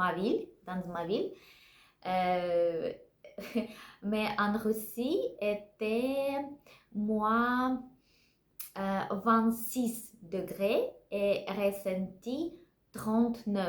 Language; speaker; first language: French; non-native, learner; Russian